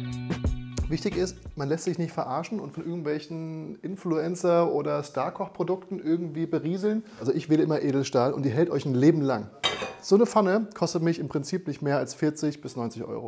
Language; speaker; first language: German; native; German